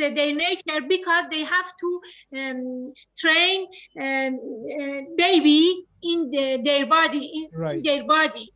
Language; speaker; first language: English; non-native, learner; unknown